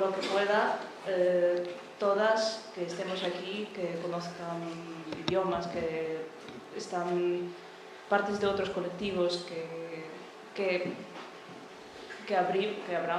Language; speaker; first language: Spanish; non-native, fluent; Russian